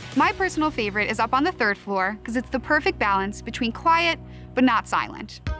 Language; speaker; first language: English; native; English